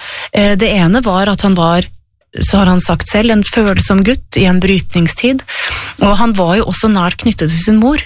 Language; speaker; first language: Norwegian; native; Norwegian